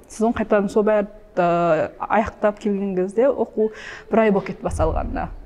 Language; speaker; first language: Kazakh; early bilingual, heritage; Kazakh